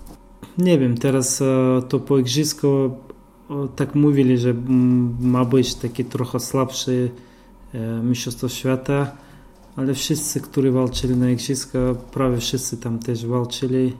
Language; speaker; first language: Polish; non-native, fluent; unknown